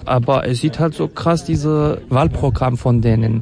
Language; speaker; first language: German; non-native, fluent; Kurdish